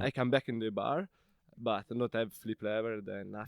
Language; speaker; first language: English; non-native, learner; Italian